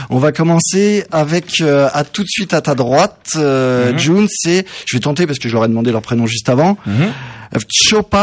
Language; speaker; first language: French; native; French